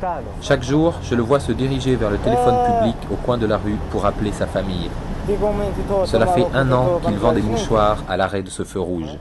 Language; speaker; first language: French; native; French